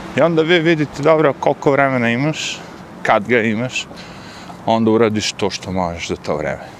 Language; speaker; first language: Bosnian; native; Bosnian